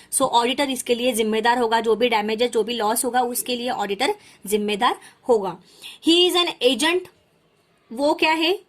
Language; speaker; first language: Hindi; non-native, local second language; Marathi